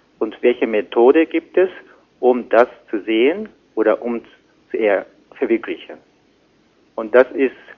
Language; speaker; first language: German; non-native, fluent; Japanese